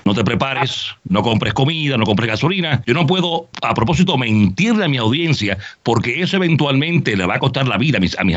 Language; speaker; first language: Spanish; native; Spanish